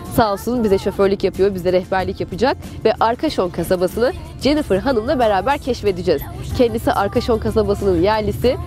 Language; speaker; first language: Turkish; native; Turkish